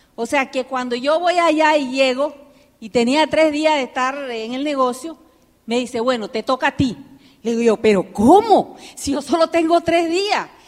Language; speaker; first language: Spanish; early bilingual, heritage; Spanish